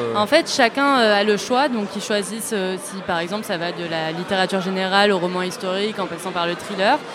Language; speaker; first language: French; native; French